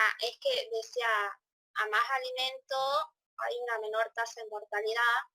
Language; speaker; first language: Spanish; native; Spanish